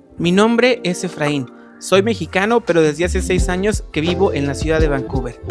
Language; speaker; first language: Spanish; native; Spanish